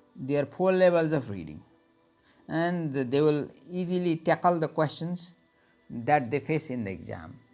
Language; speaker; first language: English; non-native, local second language; Nepali